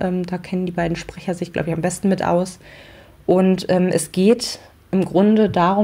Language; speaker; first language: German; native; German